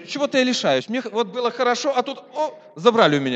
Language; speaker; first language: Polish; non-native, learner; Russian